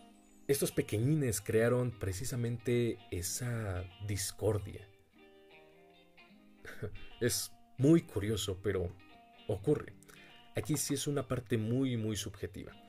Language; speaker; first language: Spanish; native; Spanish